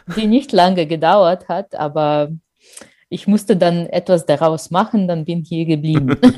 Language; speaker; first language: German; non-native, fluent; Russian